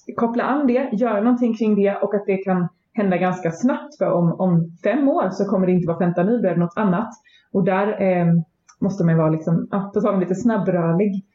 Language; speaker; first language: Swedish; native; Swedish